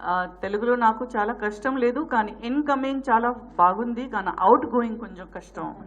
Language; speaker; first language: Telugu; non-native, local second language; Gujarati